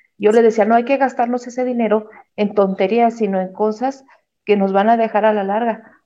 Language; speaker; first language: Spanish; native; Spanish